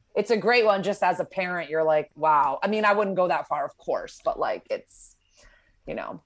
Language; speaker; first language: English; native; English